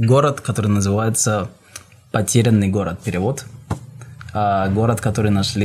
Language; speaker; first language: Russian; non-native, fluent; Spanish